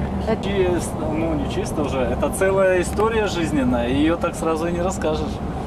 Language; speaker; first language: Russian; native; Russian